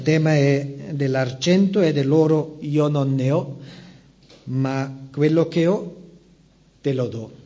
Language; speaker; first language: Italian; non-native, fluent; Spanish